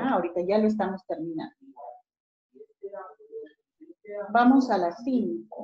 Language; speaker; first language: Spanish; native; Spanish